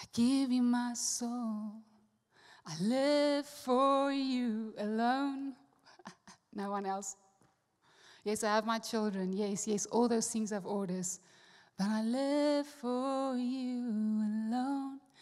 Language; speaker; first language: English; non-native, local second language; Afrikaans